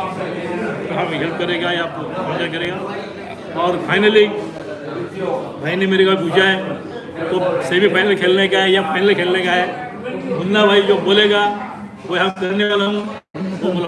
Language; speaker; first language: Hindi; non-native, local second language; Marathi